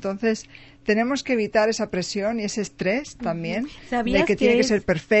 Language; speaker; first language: Spanish; native; Spanish